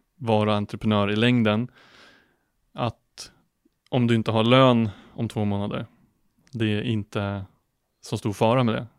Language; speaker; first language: Swedish; native; Swedish